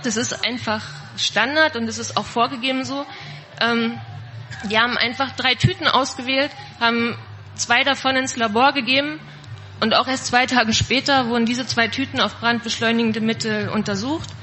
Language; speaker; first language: German; native; German